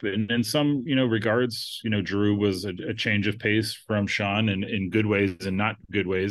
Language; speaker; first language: English; native; English